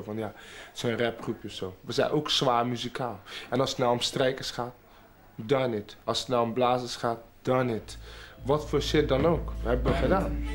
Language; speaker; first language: Dutch; native; Dutch